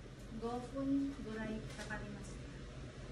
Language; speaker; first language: Japanese; non-native, learner; Filipino